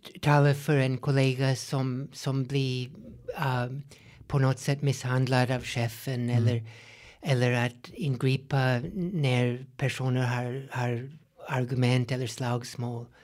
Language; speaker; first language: Swedish; non-native, fluent; English